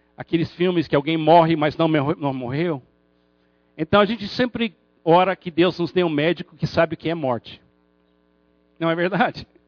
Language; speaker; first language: Portuguese; non-native, fluent; English